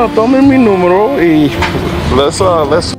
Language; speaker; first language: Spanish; non-native, learner; English